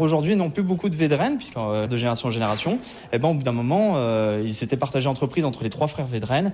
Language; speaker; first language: French; native; French